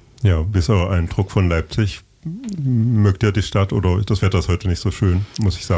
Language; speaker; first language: German; native; German